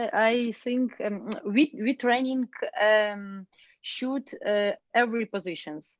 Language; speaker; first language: English; non-native, learner; Ukrainian